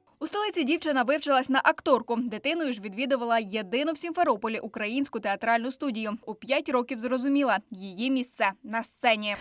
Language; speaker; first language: Ukrainian; native; Ukrainian